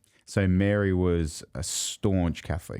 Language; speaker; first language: English; native; English